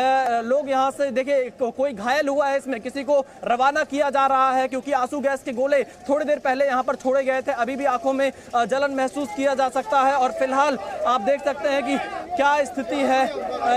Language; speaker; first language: Hindi; native; Hindi